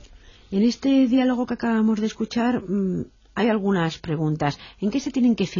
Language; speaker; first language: Spanish; native; Spanish